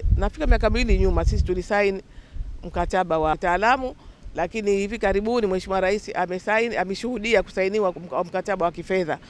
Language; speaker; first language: Swahili; native; Swahili